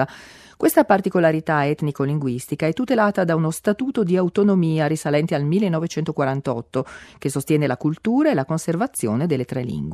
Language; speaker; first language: Italian; native; Italian